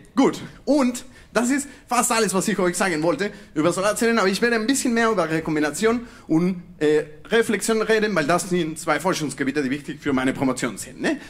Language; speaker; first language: German; non-native, fluent; Spanish